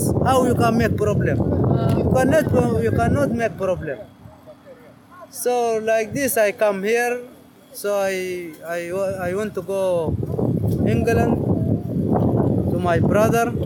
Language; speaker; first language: English; non-native, learner; Arabic